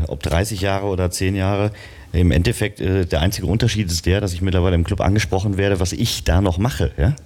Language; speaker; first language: German; native; German